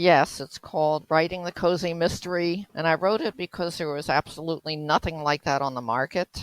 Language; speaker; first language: English; native; English